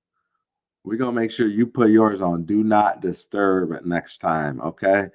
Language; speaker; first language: English; native; English